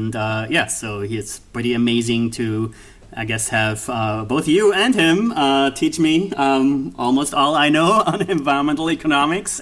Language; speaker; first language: English; non-native, fluent; German